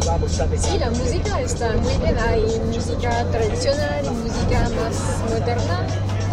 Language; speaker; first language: Spanish; non-native, learner; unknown